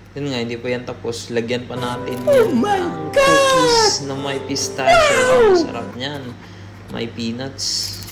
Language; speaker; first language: Filipino; non-native, local second language; Cebuano